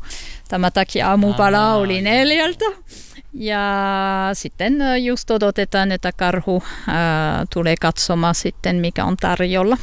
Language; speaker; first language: Finnish; non-native, learner; French